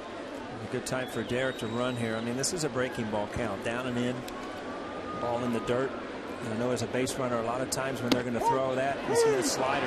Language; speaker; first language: English; native; English